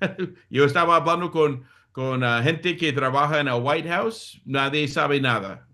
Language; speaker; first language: Spanish; non-native, fluent; English